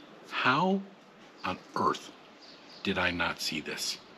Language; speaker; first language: English; native; English